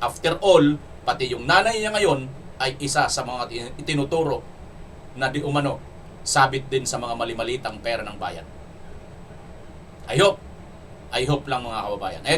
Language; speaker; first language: Filipino; native; Filipino